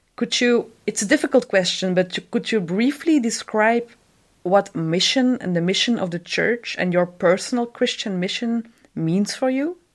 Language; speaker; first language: English; non-native, fluent; Dutch